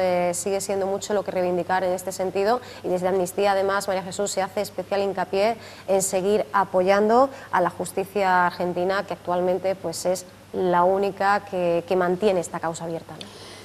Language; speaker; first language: Spanish; native; Spanish